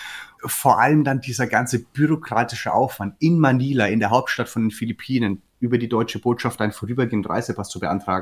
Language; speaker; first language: German; native; German